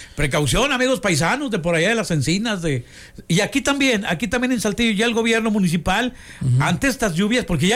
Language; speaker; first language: Spanish; native; Spanish